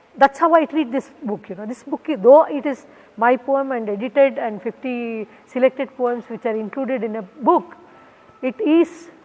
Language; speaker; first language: English; non-native, local second language; Kannada